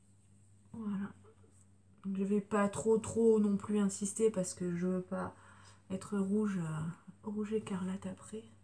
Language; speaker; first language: French; native; French